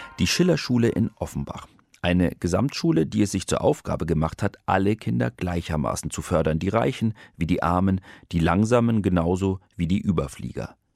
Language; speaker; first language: German; native; German